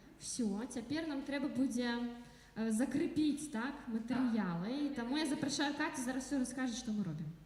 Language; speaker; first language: Belarusian; non-native, local second language; Russian